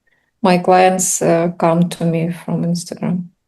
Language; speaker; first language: English; non-native, learner; Russian